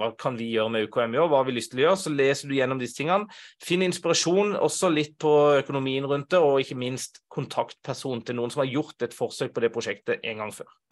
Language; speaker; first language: Norwegian; native; Norwegian